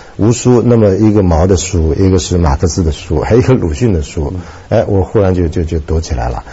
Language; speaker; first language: Chinese; native; Chinese